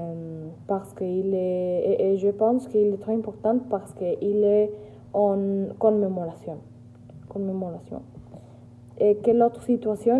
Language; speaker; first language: French; non-native, learner; Spanish